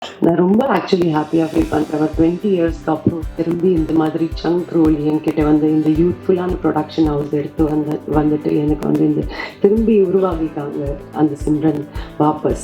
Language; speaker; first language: Tamil; non-native, fluent; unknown